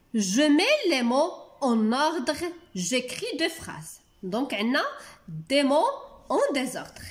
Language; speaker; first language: French; non-native, local second language; Arabic